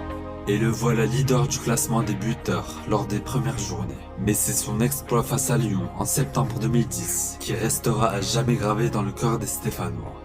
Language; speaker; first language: French; native; French